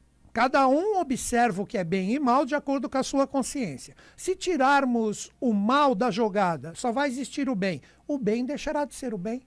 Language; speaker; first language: Portuguese; native; Portuguese